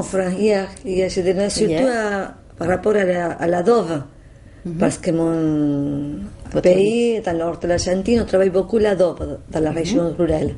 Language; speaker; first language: French; non-native, learner; Spanish